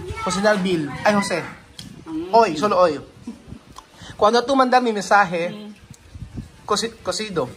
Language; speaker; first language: Spanish; non-native, learner; Filipino